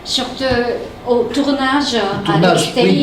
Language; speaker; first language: French; non-native, fluent; Japanese